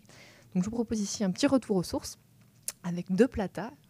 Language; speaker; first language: French; native; French